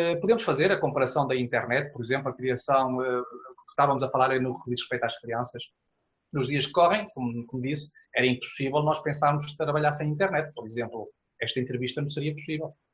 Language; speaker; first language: Portuguese; native; Portuguese